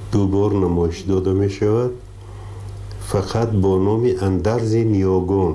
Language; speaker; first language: Persian; native; Persian